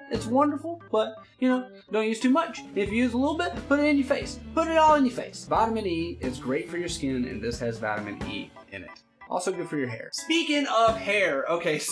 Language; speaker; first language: English; native; English